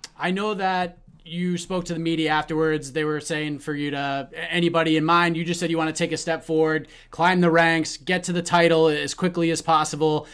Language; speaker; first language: English; native; English